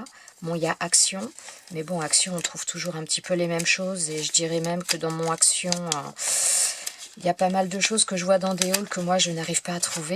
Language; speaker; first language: French; native; French